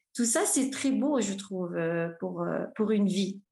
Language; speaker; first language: French; non-native, local second language; Arabic